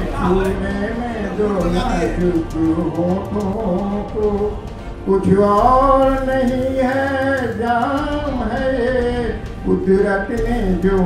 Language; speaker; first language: Hindi; native; Hindi